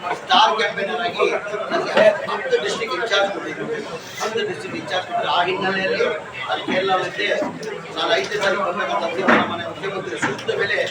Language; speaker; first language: Kannada; non-native, local second language; Urdu